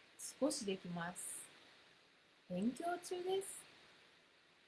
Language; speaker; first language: Japanese; non-native, fluent; English